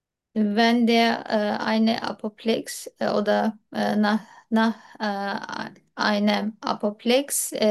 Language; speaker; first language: German; non-native, learner; Turkish